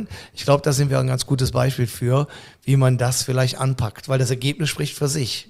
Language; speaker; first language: German; native; German